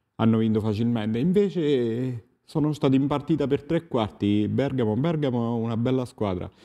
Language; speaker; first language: Italian; native; Italian